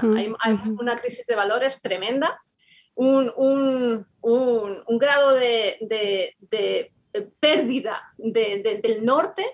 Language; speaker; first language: Spanish; native; Spanish